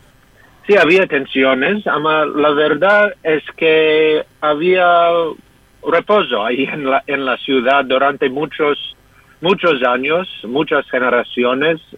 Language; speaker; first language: Spanish; non-native, fluent; English